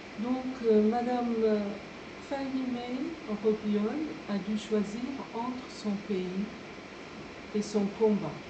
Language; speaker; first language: French; non-native, fluent; Persian